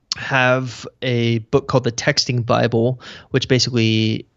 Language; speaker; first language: English; native; English